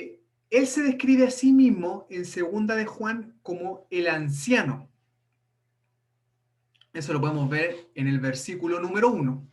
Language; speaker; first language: Spanish; native; Spanish